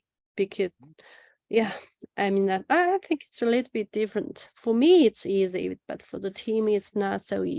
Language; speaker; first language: English; non-native, learner; Chinese